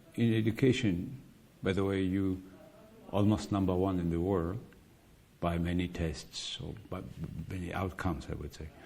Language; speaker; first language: English; non-native, fluent; Mongolian